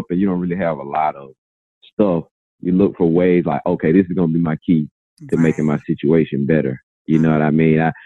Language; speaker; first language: English; native; English